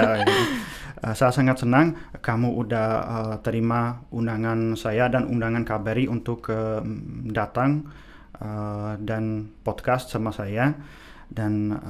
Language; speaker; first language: Indonesian; non-native, fluent; Czech